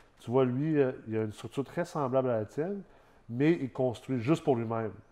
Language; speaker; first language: French; early bilingual, other home language; English